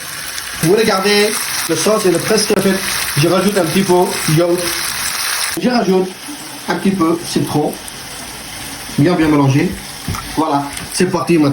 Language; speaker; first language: French; non-native, learner; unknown